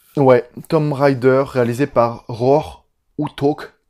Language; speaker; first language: French; native; French